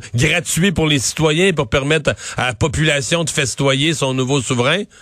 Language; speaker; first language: French; native; French